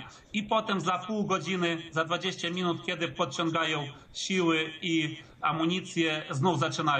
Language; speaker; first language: Polish; early bilingual, heritage; Polish